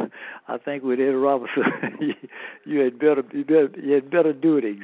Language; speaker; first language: English; native; English